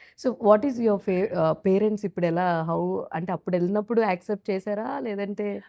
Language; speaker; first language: Telugu; native; Telugu